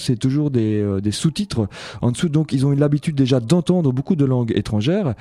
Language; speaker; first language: French; native; French